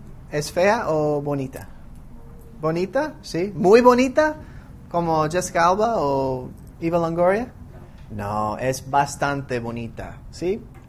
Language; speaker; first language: Spanish; non-native, fluent; English